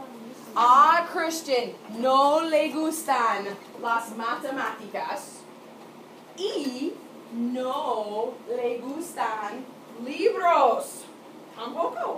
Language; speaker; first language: Spanish; non-native, fluent; English